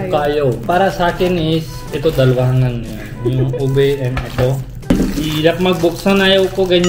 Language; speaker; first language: Filipino; non-native, learner; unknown